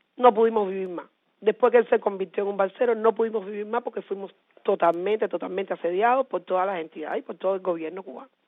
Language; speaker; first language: Spanish; native; Spanish